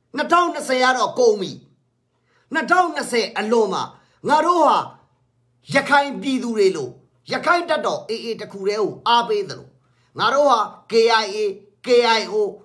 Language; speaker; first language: Burmese; non-native, local second language; Kachin